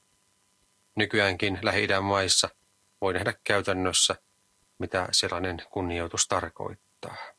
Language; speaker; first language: Finnish; native; Finnish